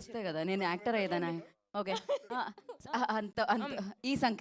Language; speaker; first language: Telugu; native; Telugu